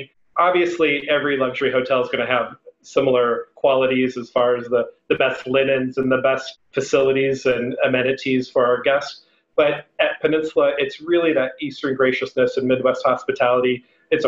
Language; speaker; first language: English; native; English